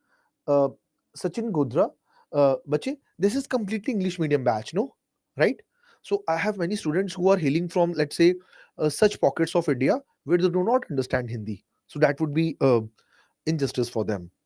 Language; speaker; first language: English; non-native, local second language; Hindi